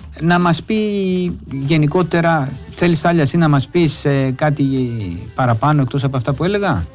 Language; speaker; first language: Greek; native; Greek